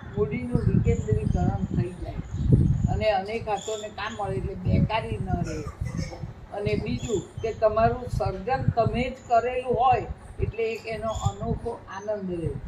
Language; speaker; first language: Gujarati; native; Gujarati